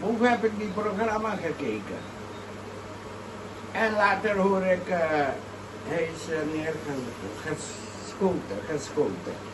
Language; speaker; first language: Dutch; non-native, local second language; Caribbean Hindustani